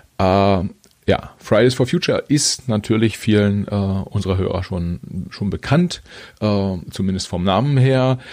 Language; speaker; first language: German; native; German